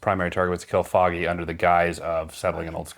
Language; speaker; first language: English; native; English